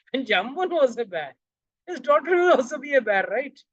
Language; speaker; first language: English; non-native, local second language; Hindi